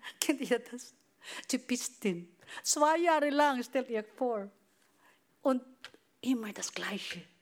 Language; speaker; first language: German; non-native, fluent; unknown